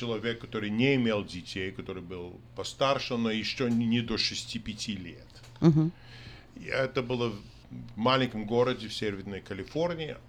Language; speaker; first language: Russian; non-native, fluent; English